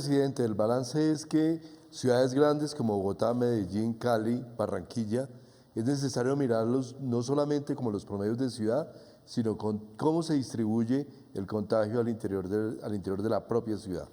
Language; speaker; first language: Spanish; native; Spanish